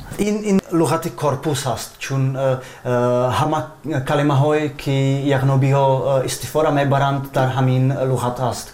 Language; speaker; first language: Persian; non-native, fluent; Czech